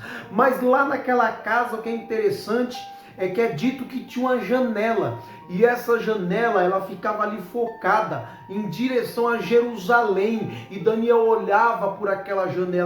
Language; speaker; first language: Portuguese; native; Portuguese